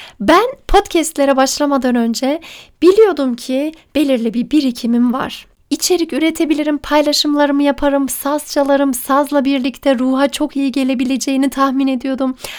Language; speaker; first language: Turkish; native; Turkish